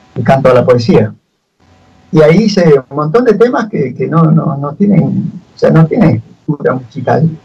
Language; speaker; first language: Spanish; native; Spanish